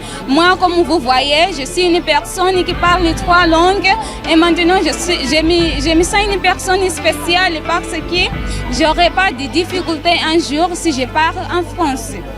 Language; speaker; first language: French; non-native, fluent; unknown